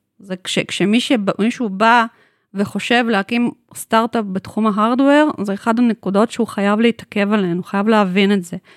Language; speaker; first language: Hebrew; non-native, fluent; Russian